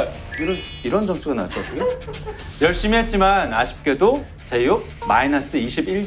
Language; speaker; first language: Korean; native; Korean